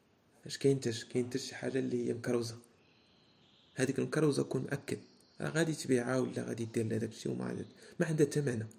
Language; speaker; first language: Arabic; native; Arabic